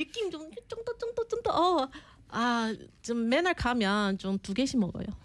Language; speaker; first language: Korean; non-native, learner; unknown